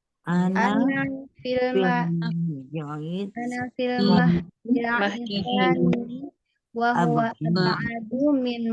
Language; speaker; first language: Arabic; non-native, learner; Indonesian